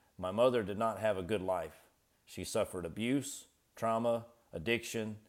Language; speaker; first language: English; native; English